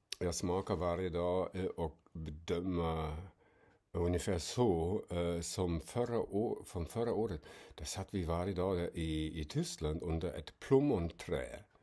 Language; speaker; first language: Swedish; non-native, fluent; German